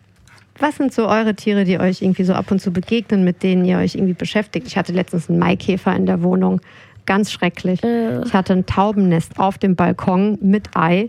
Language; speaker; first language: German; native; German